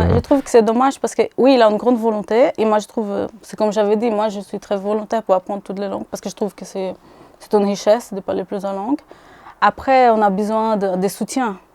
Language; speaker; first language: French; non-native, fluent; Portuguese